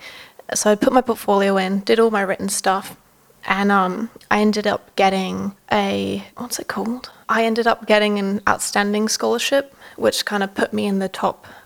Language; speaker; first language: English; native; English